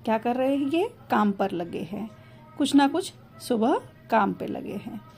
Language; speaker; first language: Hindi; non-native, local second language; Telugu